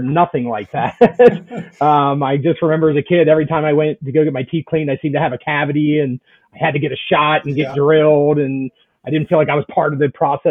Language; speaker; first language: English; native; English